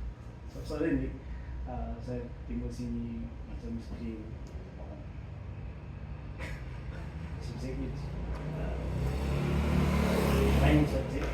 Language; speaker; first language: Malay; non-native, learner; Nepali